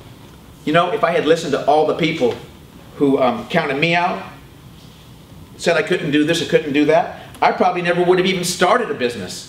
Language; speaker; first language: English; native; English